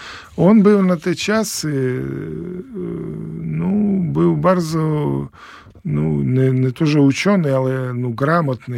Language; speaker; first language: Polish; non-native, learner; Ukrainian